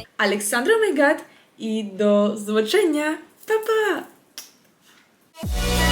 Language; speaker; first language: Polish; non-native, fluent; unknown